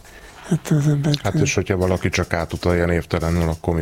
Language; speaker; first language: Hungarian; native; Hungarian